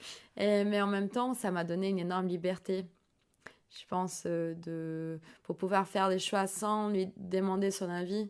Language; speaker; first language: French; non-native, fluent; Portuguese